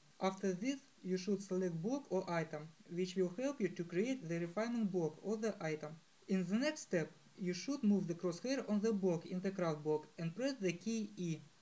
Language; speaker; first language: English; non-native, fluent; Russian